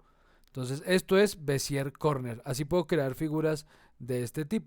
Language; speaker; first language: Spanish; native; Spanish